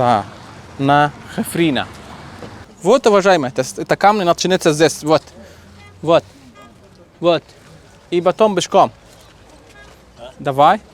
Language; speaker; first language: Russian; non-native, learner; Arabic